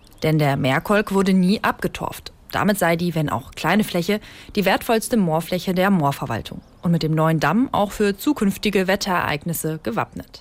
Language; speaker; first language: German; native; German